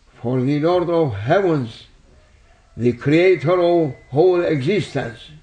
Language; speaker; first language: English; non-native, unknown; Turkish